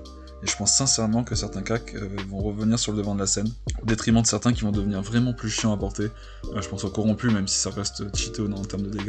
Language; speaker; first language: French; native; French